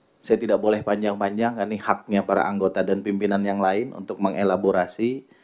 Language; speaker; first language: Indonesian; native; Indonesian